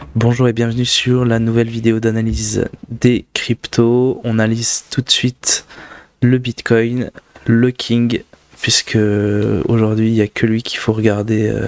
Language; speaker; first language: French; native; French